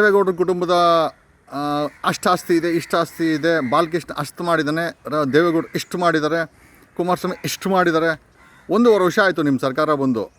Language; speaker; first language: Kannada; native; Kannada